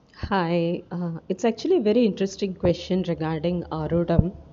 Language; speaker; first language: English; non-native, local second language; Tamil